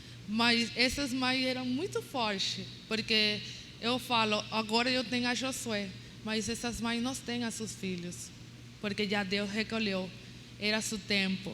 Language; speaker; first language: Portuguese; non-native, learner; Spanish